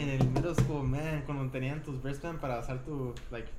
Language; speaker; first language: Spanish; native; Spanish